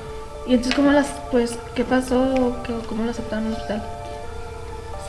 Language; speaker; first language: Spanish; native; Spanish